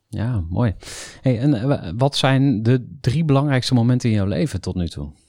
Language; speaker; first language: Dutch; native; Dutch